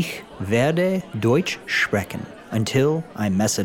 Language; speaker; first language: German; non-native, learner; English